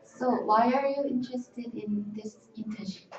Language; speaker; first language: English; non-native, learner; Korean